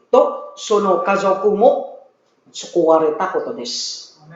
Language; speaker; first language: Japanese; non-native, learner; Filipino